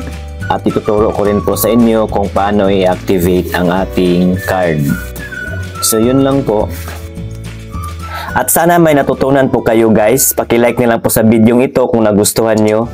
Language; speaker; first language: Filipino; native; Filipino